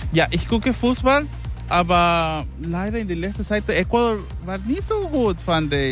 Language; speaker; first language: German; non-native, learner; Spanish